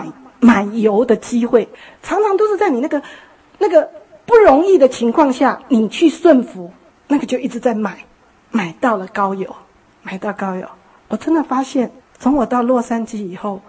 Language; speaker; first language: Chinese; native; Chinese